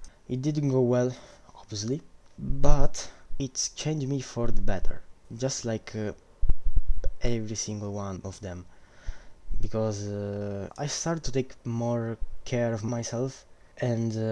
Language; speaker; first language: English; non-native, fluent; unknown